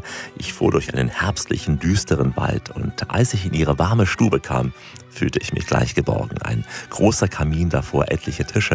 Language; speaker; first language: German; native; German